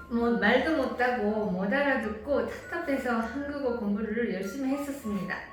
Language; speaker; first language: Korean; non-native, fluent; Japanese